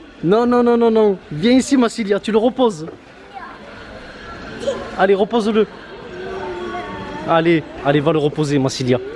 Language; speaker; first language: French; native; French